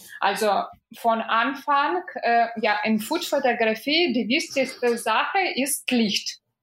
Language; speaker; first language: German; non-native, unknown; Russian